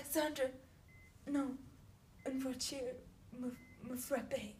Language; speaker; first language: French; non-native, learner; English